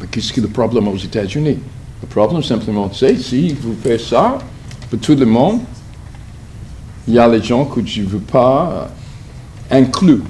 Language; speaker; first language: French; non-native, learner; English